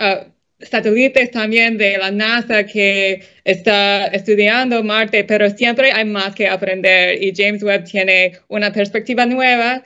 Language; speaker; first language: Spanish; non-native, fluent; English